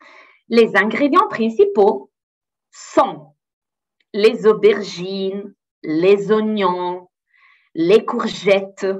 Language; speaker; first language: French; non-native, fluent; Italian